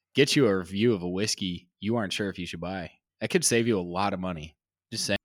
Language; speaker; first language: English; native; English